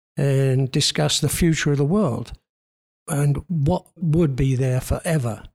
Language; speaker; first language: English; native; English